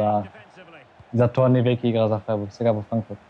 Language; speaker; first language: Macedonian; early bilingual, heritage; German